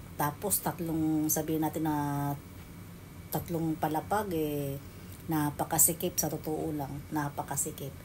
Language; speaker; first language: Filipino; native; Filipino